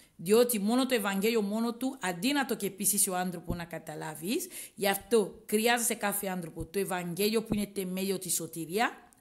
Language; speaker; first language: Greek; non-native, learner; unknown